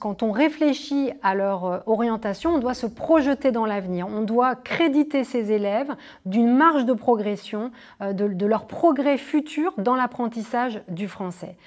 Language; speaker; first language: French; native; French